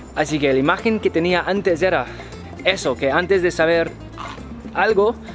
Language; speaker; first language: Spanish; non-native, fluent; English